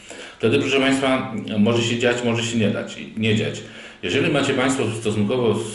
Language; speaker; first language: Polish; native; Polish